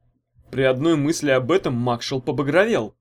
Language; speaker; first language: Russian; native; Russian